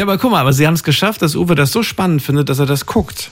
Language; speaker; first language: German; native; German